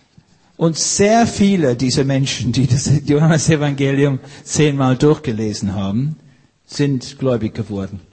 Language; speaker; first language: German; non-native, fluent; English